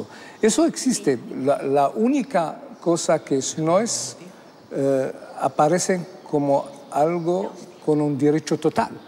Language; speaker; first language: Spanish; non-native, fluent; Arabic